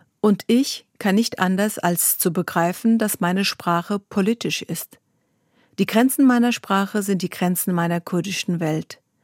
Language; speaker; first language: German; early bilingual, other home language; Kurdish